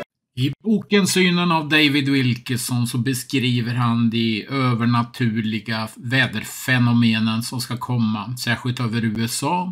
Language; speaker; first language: Swedish; native; Swedish